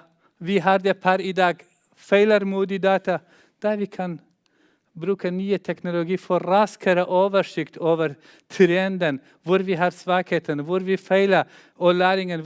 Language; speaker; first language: Norwegian; non-native, fluent; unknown